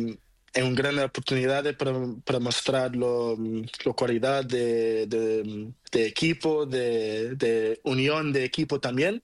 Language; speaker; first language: Spanish; non-native, learner; Portuguese